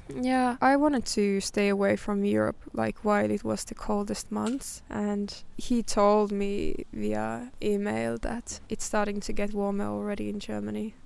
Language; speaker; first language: English; non-native, fluent; Finnish